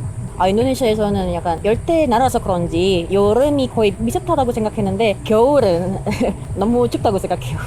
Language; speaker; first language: Korean; non-native, learner; Indonesian